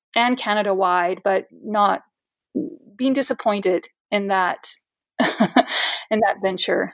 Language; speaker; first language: English; non-native, fluent; Portuguese